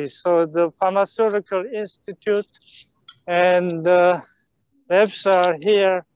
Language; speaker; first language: English; non-native, fluent; Korean